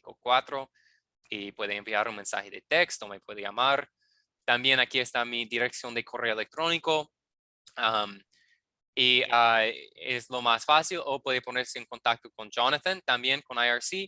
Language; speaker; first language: Spanish; non-native, fluent; English